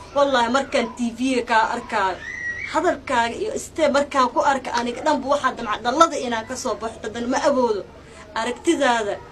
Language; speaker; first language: Somali; early bilingual, heritage; Somali